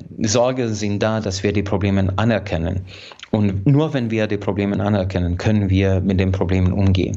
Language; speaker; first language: German; non-native, fluent; Hungarian